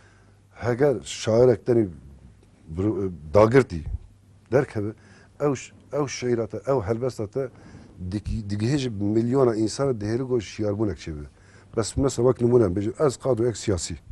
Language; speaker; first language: Kurdish; native; Kurdish